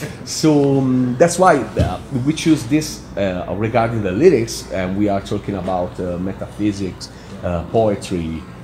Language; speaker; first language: English; non-native, fluent; Italian